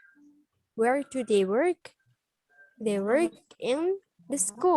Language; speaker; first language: English; non-native, learner; Indonesian